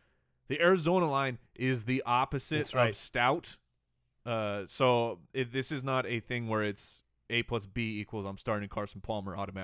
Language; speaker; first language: English; native; English